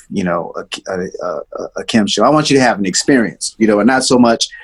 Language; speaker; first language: English; native; English